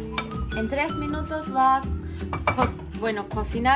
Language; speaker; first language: Spanish; non-native, fluent; Turkish